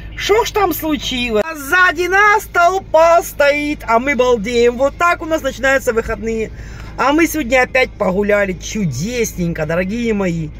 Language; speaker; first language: Russian; native; Russian